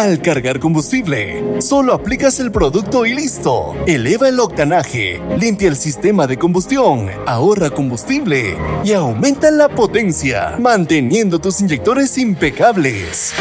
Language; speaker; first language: Spanish; native; Spanish